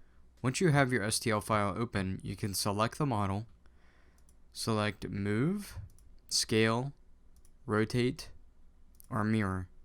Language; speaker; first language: English; native; English